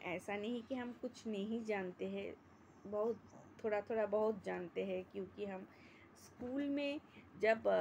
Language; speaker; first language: Hindi; non-native, local second language; Bangla